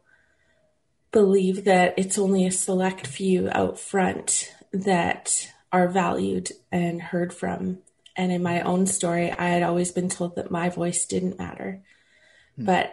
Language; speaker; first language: English; native; English